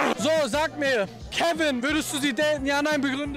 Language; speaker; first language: German; native; German